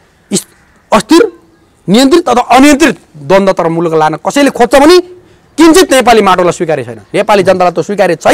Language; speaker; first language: Nepali; native; Nepali